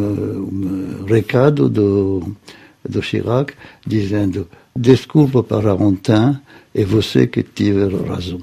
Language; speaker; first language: Portuguese; non-native, fluent; French